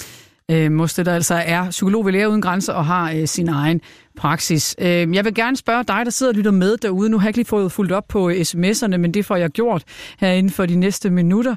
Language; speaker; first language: Danish; native; Danish